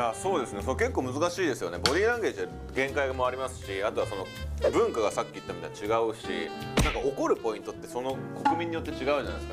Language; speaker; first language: Japanese; native; Japanese